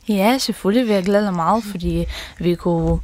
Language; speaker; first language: Danish; non-native, learner; Ukrainian